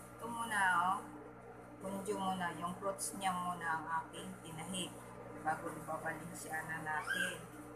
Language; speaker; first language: Filipino; non-native, local second language; Waray